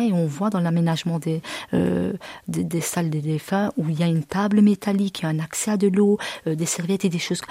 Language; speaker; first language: French; early bilingual, other home language; Arabic